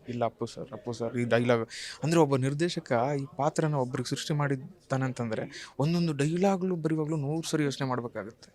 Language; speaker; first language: Kannada; native; Kannada